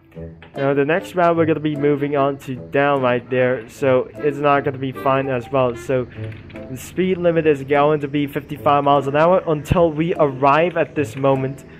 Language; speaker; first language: English; non-native, learner; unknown